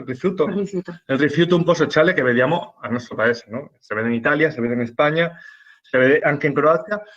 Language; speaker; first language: Italian; non-native, fluent; Spanish